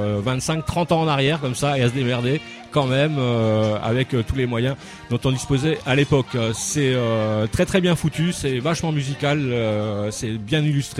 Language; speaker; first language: French; native; French